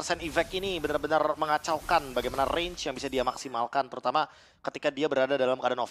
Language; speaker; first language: Indonesian; native; Indonesian